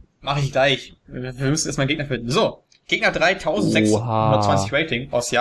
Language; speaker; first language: German; native; German